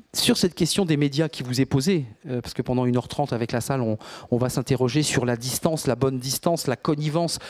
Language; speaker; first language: French; native; French